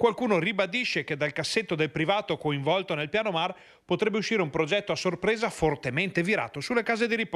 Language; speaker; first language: Italian; native; Italian